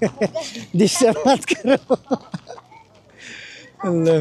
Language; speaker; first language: Hindi; non-native, learner; Bangla